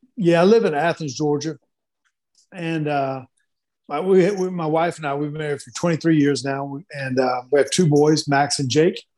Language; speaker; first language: English; native; English